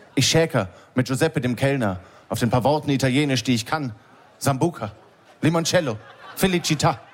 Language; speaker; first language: German; native; German